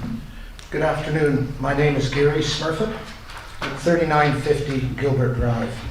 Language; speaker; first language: English; native; English